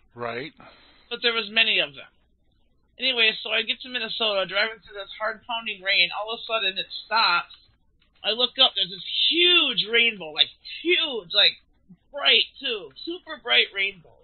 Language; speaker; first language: English; native; English